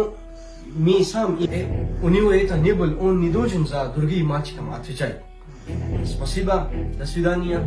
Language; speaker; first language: Russian; non-native, learner; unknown